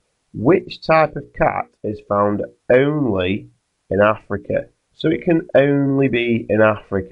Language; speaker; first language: English; native; English